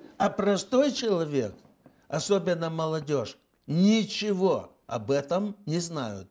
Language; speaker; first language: Russian; native; Russian